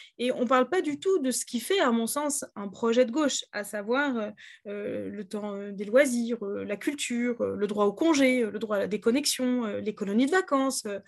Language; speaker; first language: French; native; French